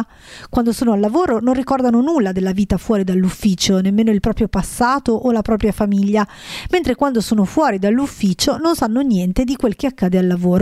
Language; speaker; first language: Italian; native; Italian